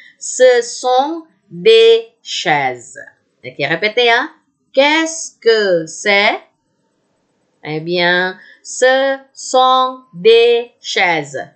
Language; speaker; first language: French; non-native, fluent; Indonesian